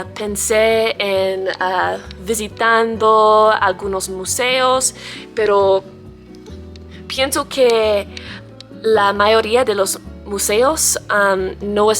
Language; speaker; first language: Spanish; non-native, learner; English